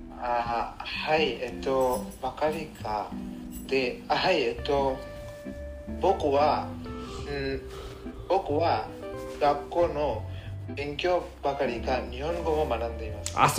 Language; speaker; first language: Japanese; non-native, learner; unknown